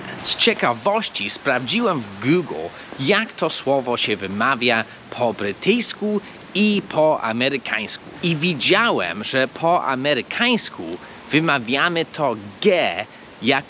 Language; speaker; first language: Polish; non-native, fluent; English